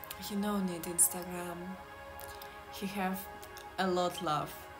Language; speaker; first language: English; non-native, learner; Russian